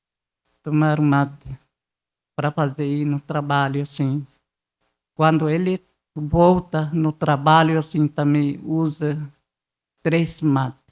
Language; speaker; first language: Portuguese; non-native, local second language; Guarani